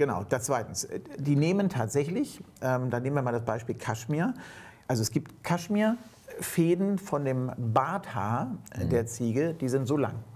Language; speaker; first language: German; native; German